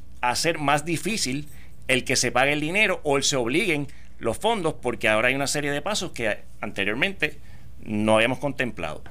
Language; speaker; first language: Spanish; native; Spanish